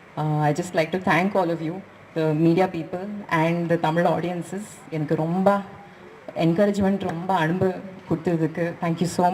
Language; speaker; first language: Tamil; non-native, learner; Kannada